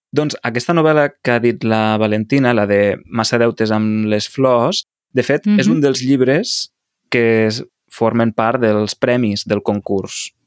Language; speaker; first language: Catalan; native; Catalan